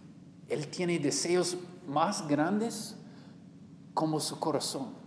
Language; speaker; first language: Spanish; non-native, learner; English